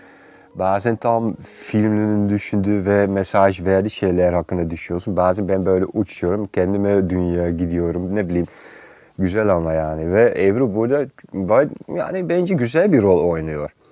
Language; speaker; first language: Turkish; non-native, fluent; Dutch